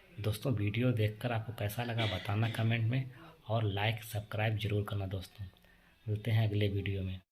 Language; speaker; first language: Hindi; native; Hindi